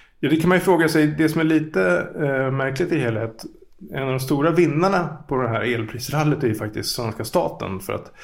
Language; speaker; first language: Swedish; native; Swedish